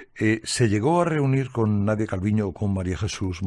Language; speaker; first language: Spanish; native; Spanish